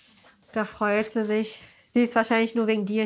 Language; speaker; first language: German; native; German